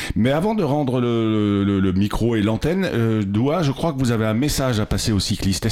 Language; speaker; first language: French; native; French